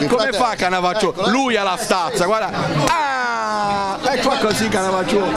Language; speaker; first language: Italian; native; Italian